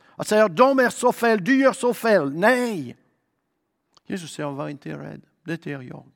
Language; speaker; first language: Swedish; non-native, fluent; French